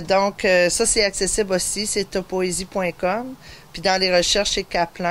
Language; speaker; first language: French; native; French